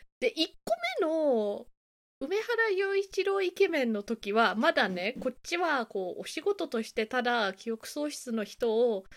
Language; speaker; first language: Japanese; native; Japanese